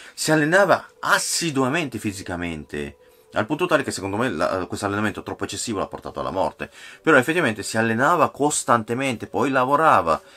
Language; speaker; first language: Italian; non-native, fluent; Korean